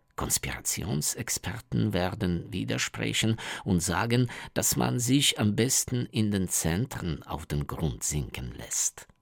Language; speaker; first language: German; non-native, fluent; Ukrainian